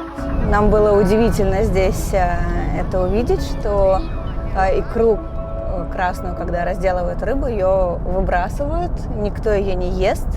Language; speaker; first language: Russian; native; Russian